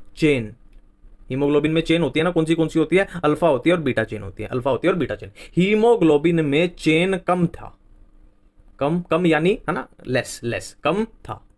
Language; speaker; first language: Hindi; native; Hindi